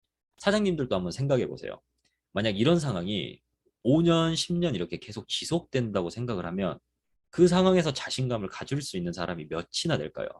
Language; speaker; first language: Korean; native; Korean